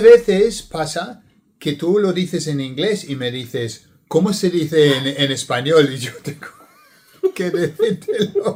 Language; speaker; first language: Spanish; non-native, fluent; English